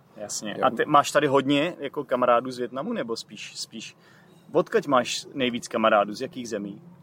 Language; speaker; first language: Czech; native; Czech